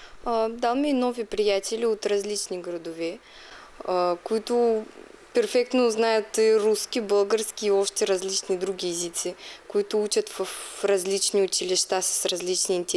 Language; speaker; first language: Bulgarian; non-native, fluent; Russian